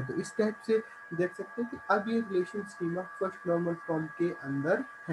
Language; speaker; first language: Hindi; native; Hindi